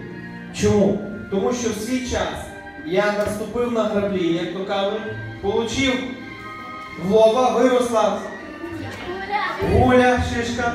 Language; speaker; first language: Ukrainian; native; Ukrainian